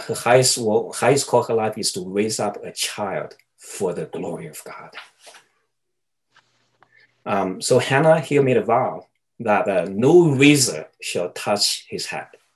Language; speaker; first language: English; non-native, fluent; Chinese